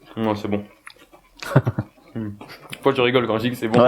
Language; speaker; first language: French; native; French